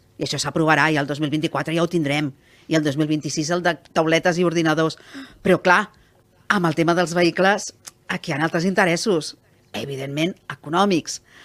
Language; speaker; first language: Catalan; native; Catalan